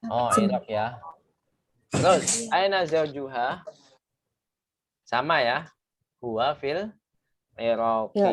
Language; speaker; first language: Arabic; non-native, fluent; Indonesian